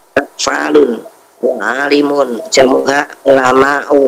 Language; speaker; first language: Arabic; non-native, learner; Indonesian